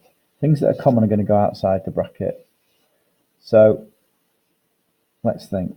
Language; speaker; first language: English; native; English